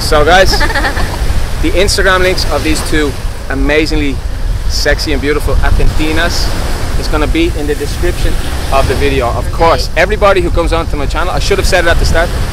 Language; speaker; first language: English; native; English